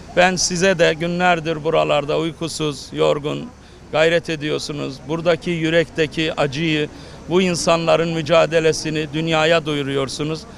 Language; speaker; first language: Turkish; native; Turkish